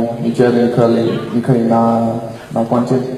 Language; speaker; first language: Chinese; non-native, learner; Danish